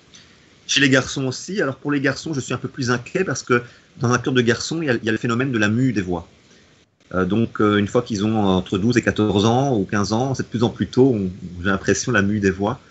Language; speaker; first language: French; native; French